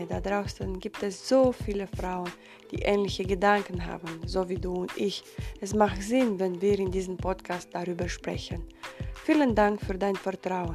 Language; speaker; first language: German; non-native, fluent; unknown